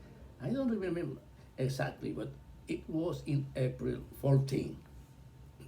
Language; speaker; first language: English; non-native, learner; Spanish